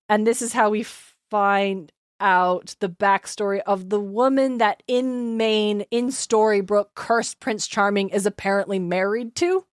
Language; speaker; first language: English; native; English